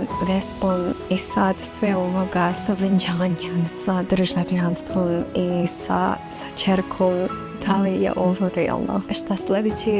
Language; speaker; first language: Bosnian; non-native, fluent; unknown